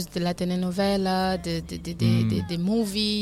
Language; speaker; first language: French; non-native, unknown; Kabuverdianu